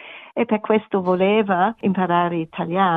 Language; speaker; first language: Italian; non-native, learner; English